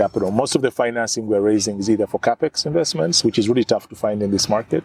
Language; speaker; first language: English; non-native, local second language; Ganda